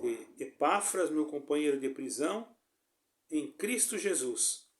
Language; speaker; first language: Portuguese; native; Portuguese